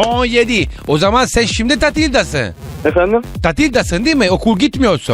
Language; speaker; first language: Turkish; non-native, learner; Italian